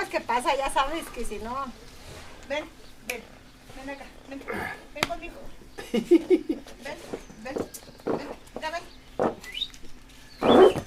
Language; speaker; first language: Spanish; native; Spanish